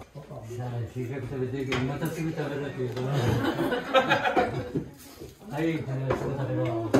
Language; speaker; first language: Japanese; native; Japanese